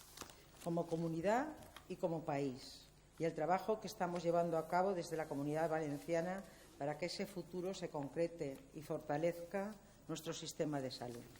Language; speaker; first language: Spanish; native; Spanish